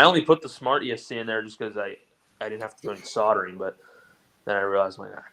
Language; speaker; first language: English; native; English